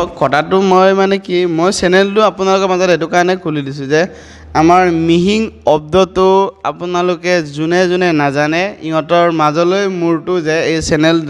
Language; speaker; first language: Assamese; non-native, local second language; Mising